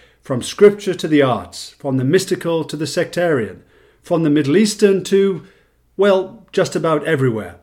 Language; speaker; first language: English; native; English